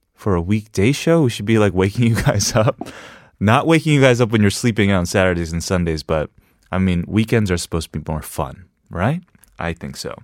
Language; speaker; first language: English; native; English